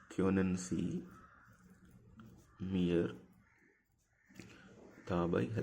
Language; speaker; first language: German; non-native, fluent; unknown